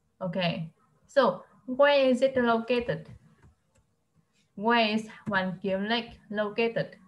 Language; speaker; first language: English; non-native, fluent; Vietnamese